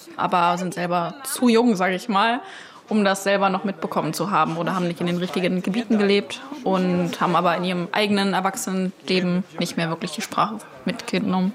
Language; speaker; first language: German; native; German